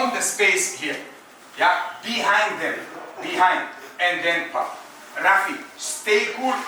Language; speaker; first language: English; non-native, fluent; Indonesian